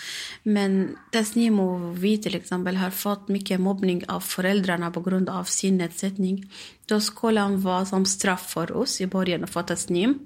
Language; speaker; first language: Swedish; non-native, learner; Arabic